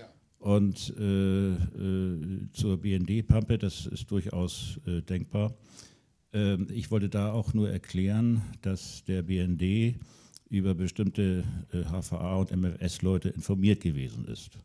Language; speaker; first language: German; native; German